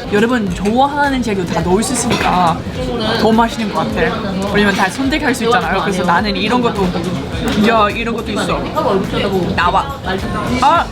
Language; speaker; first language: Korean; non-native, fluent; English